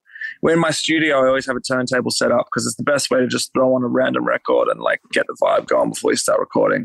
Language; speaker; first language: English; native; English